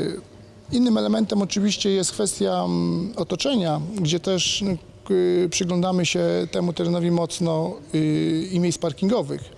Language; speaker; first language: Polish; native; Polish